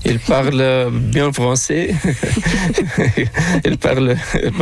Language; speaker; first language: French; non-native, local second language; Arabic